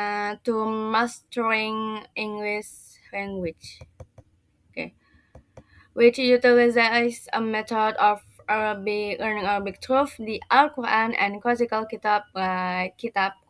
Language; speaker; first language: English; non-native, learner; Indonesian